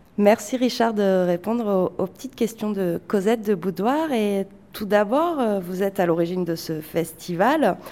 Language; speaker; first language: French; native; French